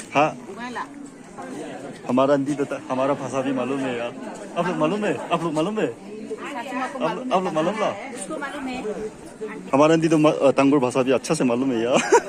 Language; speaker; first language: Hindi; non-native, local second language; Tangkhul Naga (India)